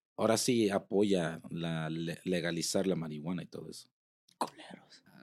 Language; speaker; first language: Spanish; early bilingual, heritage; Spanish